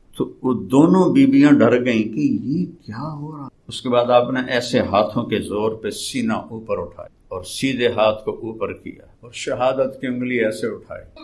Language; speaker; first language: Urdu; non-native, local second language; Saraiki